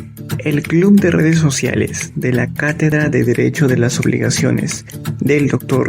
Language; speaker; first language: Spanish; native; Spanish